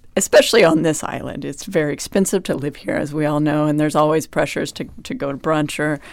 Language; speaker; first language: English; native; English